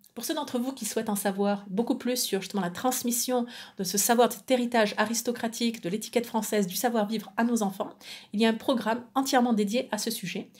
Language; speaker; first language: French; native; French